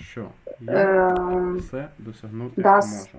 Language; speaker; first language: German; non-native, fluent; Ukrainian